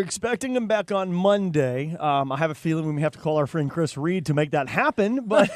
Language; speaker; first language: English; native; English